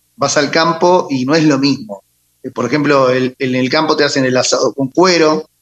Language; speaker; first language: Spanish; native; Spanish